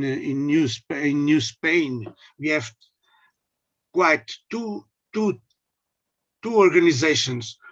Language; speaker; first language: English; non-native, learner; Portuguese